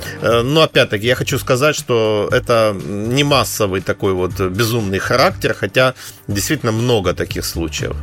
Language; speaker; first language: Russian; native; Russian